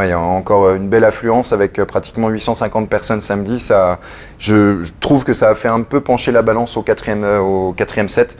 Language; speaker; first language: French; native; French